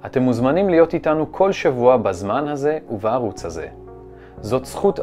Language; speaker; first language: Hebrew; native; Hebrew